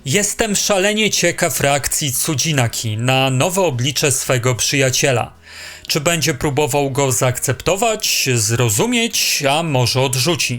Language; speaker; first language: Polish; native; Polish